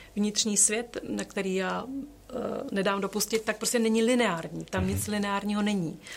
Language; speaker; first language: Czech; native; Czech